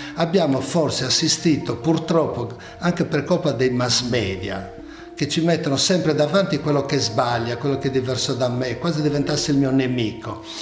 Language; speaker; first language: Italian; native; Italian